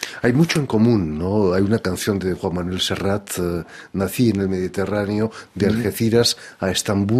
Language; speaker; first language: Spanish; native; Spanish